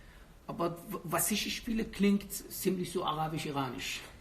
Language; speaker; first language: German; non-native, learner; Persian